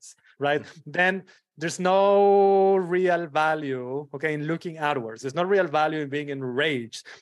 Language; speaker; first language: English; early bilingual, other home language; Spanish